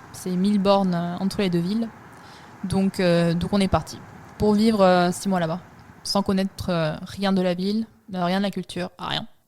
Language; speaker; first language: French; early bilingual, other home language; Italian